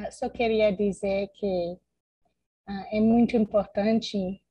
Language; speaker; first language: Portuguese; non-native, fluent; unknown